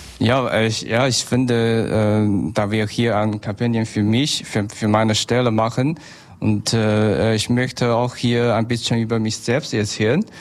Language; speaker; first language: German; non-native, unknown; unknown